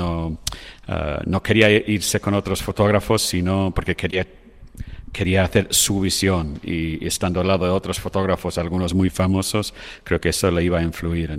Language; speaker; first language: Spanish; non-native, fluent; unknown